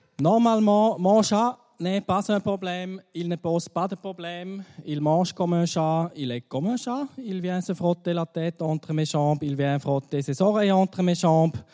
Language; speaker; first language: French; non-native, fluent; German